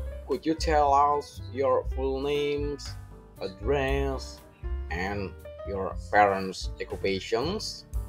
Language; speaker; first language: English; non-native, fluent; Indonesian